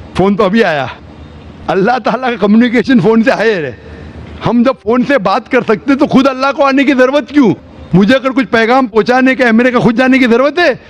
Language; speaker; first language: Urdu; non-native, local second language; Konkani